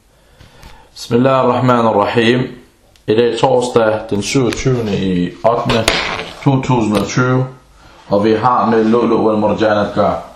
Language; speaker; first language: Danish; early bilingual, other home language; Arabic